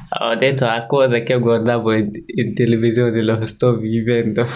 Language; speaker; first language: Italian; non-native, learner; Fula